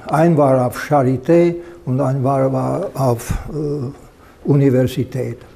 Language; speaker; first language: German; non-native, fluent; Slovak